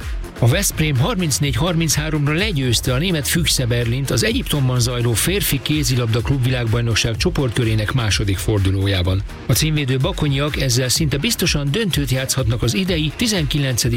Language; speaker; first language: Hungarian; native; Hungarian